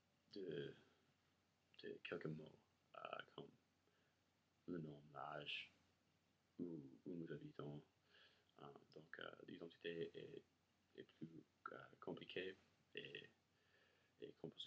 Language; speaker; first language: French; non-native, learner; English